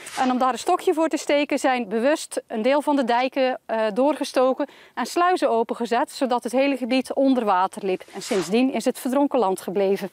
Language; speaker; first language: Dutch; native; Dutch